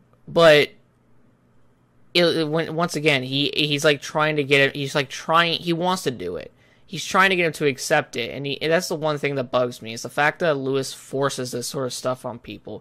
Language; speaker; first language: English; native; English